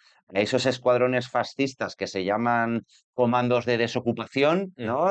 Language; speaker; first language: Spanish; native; Spanish